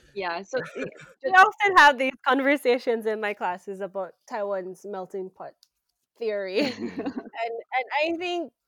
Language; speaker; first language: English; native; English